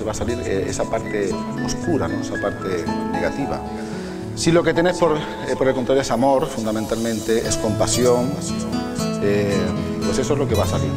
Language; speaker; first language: Spanish; native; Spanish